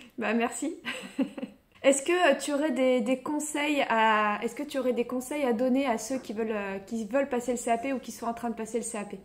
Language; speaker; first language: French; native; French